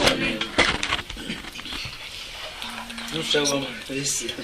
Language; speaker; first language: Latvian; non-native, local second language; Russian